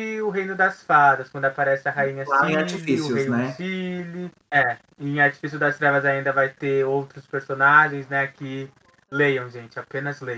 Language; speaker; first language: Portuguese; native; Portuguese